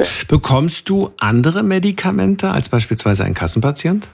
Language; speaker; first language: German; native; German